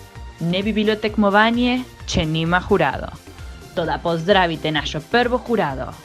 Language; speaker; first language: Slovenian; early bilingual, heritage; Slovenian